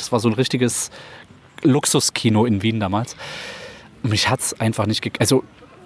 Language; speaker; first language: German; native; German